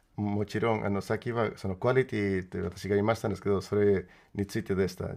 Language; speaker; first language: Japanese; non-native, fluent; Spanish